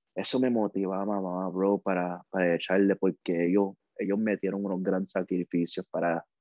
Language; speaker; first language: Spanish; early bilingual, heritage; Spanish